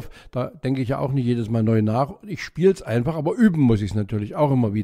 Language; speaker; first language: German; native; German